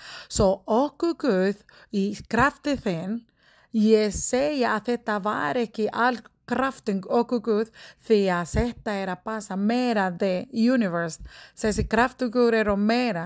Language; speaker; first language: Icelandic; non-native, learner; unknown